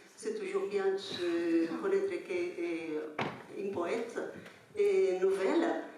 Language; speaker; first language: French; non-native, fluent; Spanish